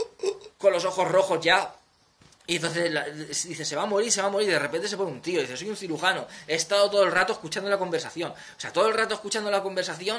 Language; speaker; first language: Spanish; native; Spanish